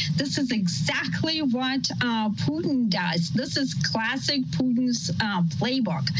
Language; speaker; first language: English; non-native, fluent; Russian